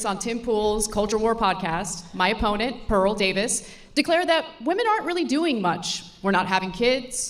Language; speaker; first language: English; native; English